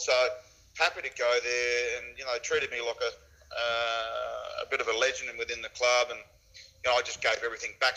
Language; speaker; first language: English; native; English